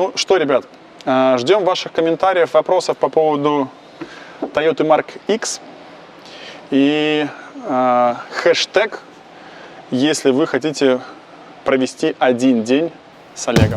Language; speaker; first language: Russian; native; Russian